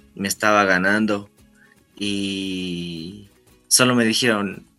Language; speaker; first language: Spanish; native; Spanish